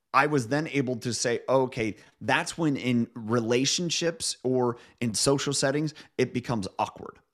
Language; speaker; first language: English; native; English